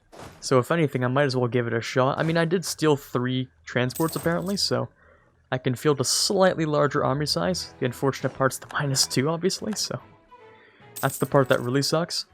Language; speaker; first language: English; native; English